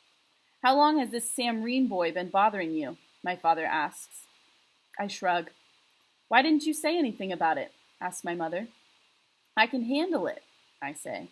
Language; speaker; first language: English; native; English